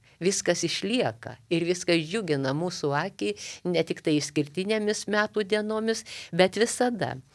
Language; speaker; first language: Lithuanian; native; Lithuanian